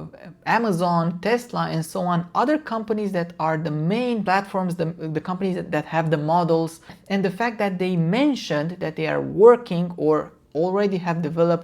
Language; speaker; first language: English; non-native, fluent; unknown